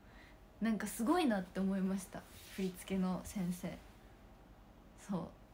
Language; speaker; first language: Japanese; native; Japanese